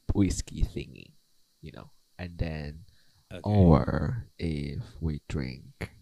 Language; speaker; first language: English; non-native, fluent; Chinese